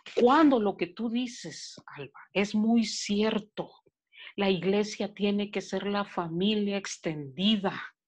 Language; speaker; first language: Spanish; native; Spanish